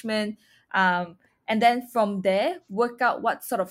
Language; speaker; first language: English; non-native, local second language; Chinese